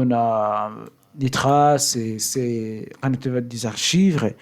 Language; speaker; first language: French; non-native, learner; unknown